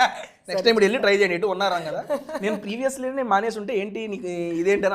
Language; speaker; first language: Telugu; native; Telugu